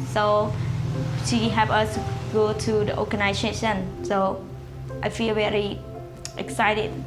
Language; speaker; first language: English; non-native, learner; Khmer